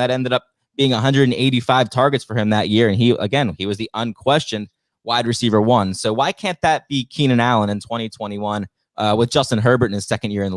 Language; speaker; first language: English; native; English